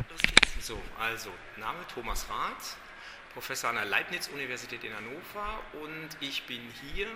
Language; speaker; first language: German; native; German